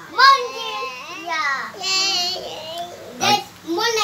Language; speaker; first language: English; non-native, local second language; Malay